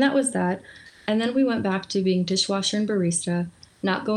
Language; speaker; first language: English; early bilingual, other home language; Polish